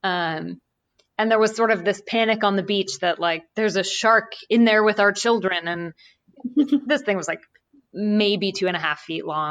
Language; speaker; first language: English; native; English